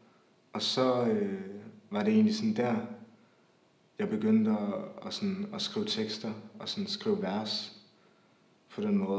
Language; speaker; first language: Danish; native; Danish